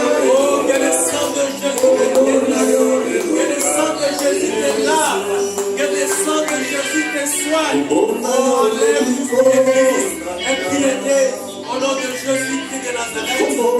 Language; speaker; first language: French; non-native, local second language; Lingala